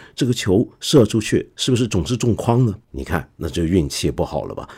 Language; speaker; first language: Chinese; non-native, local second language; Cantonese